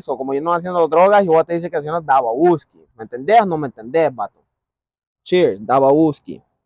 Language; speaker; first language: Spanish; early bilingual, heritage; Spanish